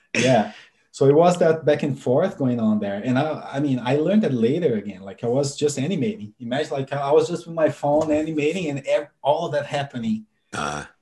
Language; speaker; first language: English; non-native, fluent; Portuguese